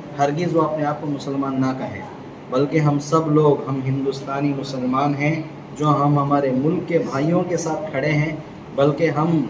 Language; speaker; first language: Urdu; native; Urdu